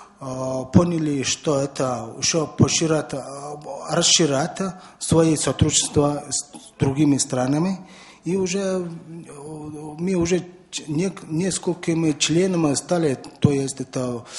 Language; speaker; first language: Russian; non-native, learner; Mongolian